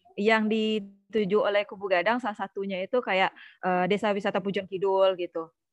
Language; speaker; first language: Indonesian; non-native, local second language; Minangkabau